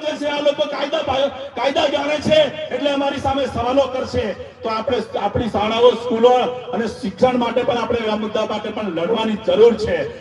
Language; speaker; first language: Gujarati; non-native, local second language; Bhili